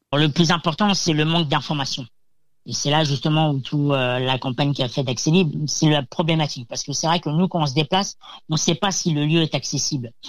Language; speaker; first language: French; native; French